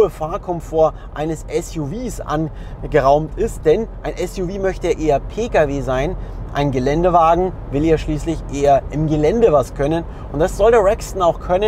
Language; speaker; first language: German; native; German